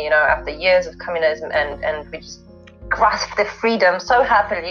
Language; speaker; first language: English; non-native, fluent; Polish